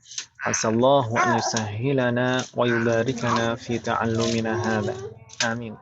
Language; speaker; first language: Arabic; non-native, fluent; Indonesian